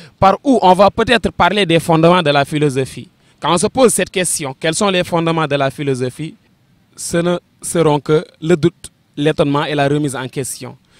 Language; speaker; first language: French; non-native, local second language; Wolof